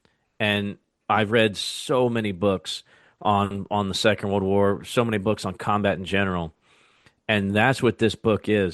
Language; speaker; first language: English; native; English